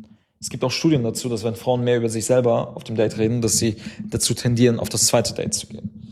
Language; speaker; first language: German; native; German